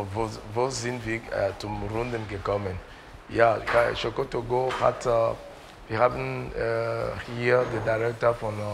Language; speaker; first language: German; non-native, learner; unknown